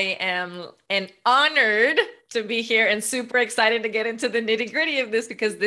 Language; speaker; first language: English; native; English